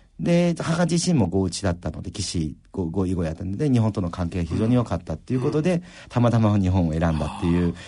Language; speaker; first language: Japanese; early bilingual, other home language; Chinese